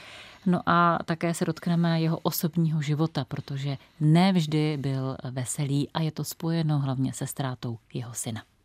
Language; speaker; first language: Czech; native; Czech